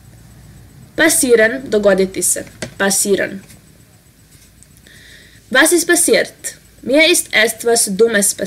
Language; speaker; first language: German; non-native, fluent; Serbian